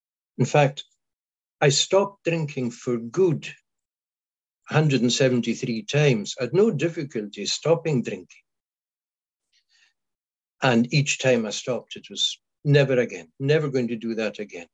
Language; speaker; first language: English; non-native, local second language; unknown